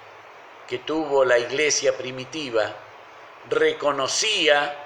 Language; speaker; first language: Spanish; native; Spanish